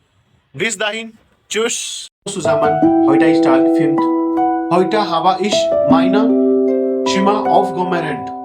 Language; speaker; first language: German; non-native, learner; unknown